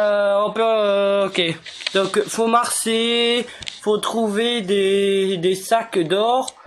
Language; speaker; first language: French; native; French